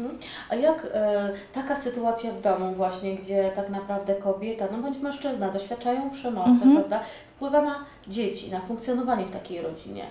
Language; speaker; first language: Polish; native; Polish